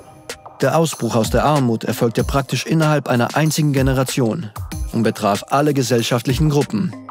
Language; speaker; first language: German; native; German